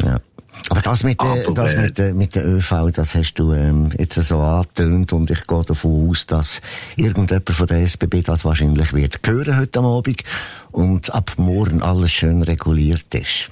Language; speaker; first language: German; native; German